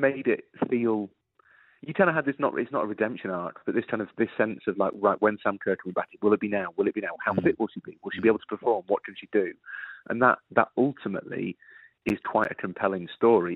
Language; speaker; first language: English; native; English